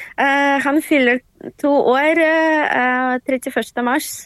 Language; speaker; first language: Norwegian; non-native, fluent; Ukrainian